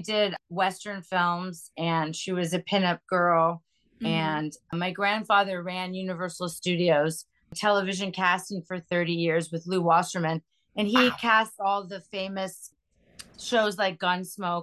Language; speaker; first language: English; native; English